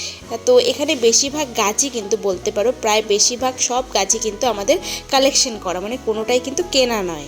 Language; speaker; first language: Bangla; native; Bangla